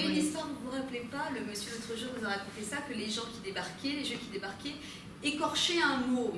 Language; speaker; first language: French; native; French